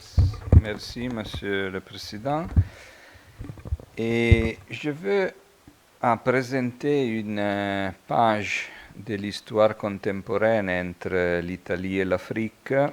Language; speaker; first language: French; non-native, fluent; Italian